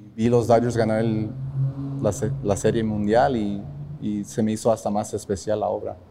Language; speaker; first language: Spanish; early bilingual, heritage; Spanish